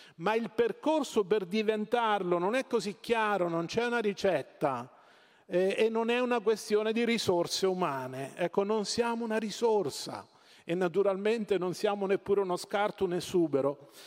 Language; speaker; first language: Italian; native; Italian